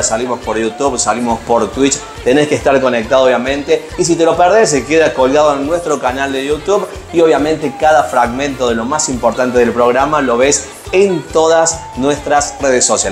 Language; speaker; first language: Spanish; native; Spanish